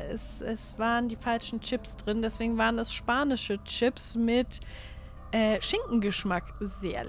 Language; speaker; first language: German; native; German